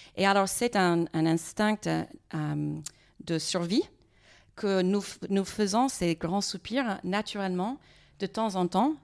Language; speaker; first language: French; non-native, fluent; English